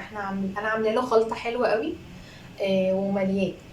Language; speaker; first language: Arabic; native; Arabic